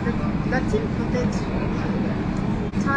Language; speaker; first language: French; non-native, learner; Turkish